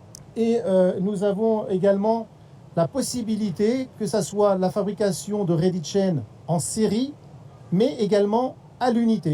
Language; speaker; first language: French; native; French